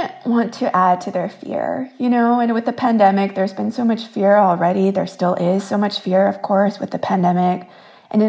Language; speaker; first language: English; early bilingual, other home language; Korean